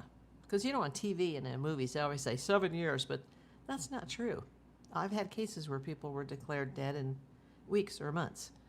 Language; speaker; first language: English; native; English